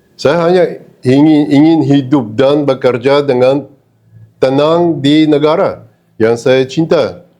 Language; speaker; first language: Indonesian; non-native, fluent; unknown